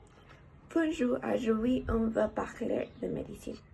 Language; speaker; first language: French; non-native, learner; Spanish